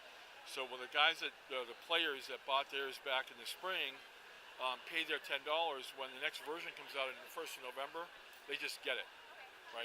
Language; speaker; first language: English; native; English